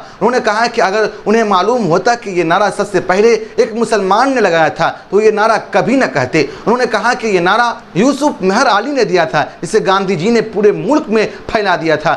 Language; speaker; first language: Urdu; native; Urdu